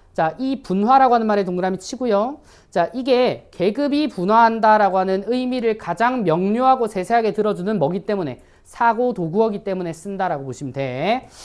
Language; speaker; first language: Korean; native; Korean